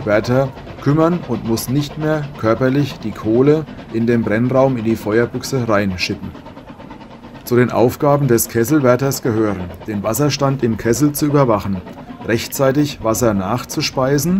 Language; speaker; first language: German; native; German